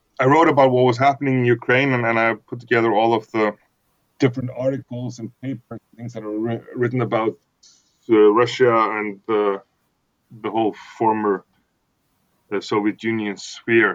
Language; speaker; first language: English; non-native, fluent; Icelandic